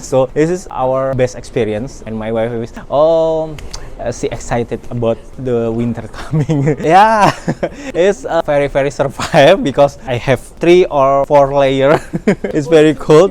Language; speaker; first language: English; non-native, learner; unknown